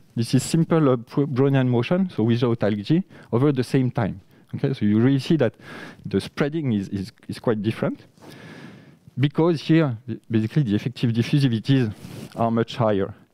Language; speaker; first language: English; non-native, fluent; French